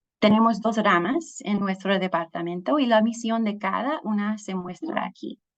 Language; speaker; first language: Spanish; non-native, fluent; English